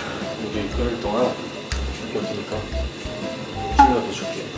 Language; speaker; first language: Korean; native; Korean